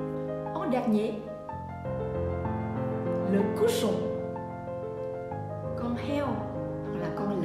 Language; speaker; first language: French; non-native, fluent; Vietnamese